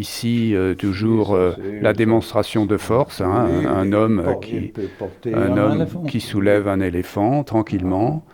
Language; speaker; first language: French; native; French